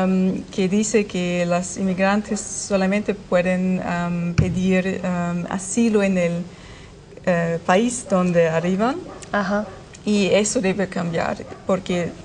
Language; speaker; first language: Spanish; non-native, fluent; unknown